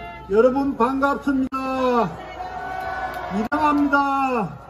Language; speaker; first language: Korean; native; Korean